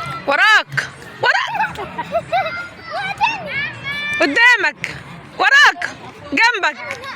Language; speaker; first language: Arabic; native; Arabic